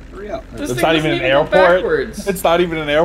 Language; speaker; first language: English; native; English